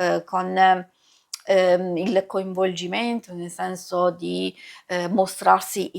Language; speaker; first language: Italian; native; Italian